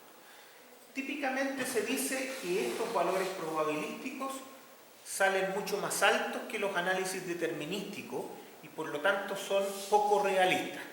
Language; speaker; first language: Spanish; native; Spanish